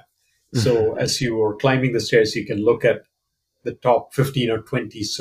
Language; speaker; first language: English; non-native, local second language; Malayalam